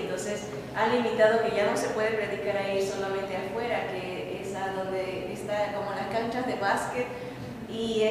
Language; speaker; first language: Spanish; native; Spanish